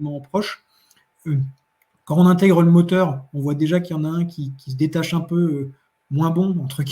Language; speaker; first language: French; native; French